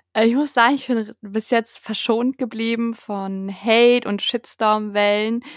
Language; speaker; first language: German; native; German